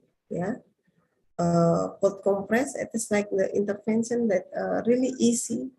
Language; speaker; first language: English; non-native, learner; Indonesian